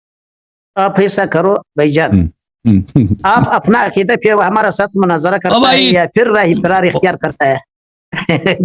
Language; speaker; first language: Hindi; non-native, learner; Pashto